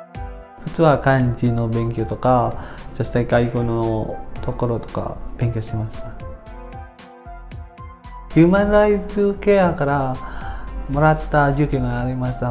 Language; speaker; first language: Japanese; non-native, fluent; Indonesian